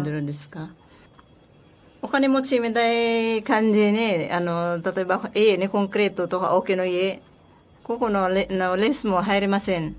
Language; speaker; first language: Japanese; non-native, learner; Filipino